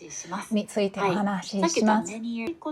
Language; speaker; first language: Japanese; non-native, learner; English